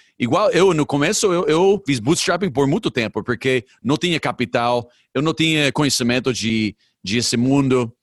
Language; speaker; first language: Portuguese; non-native, fluent; English